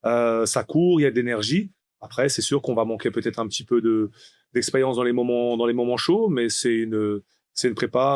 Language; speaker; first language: French; native; French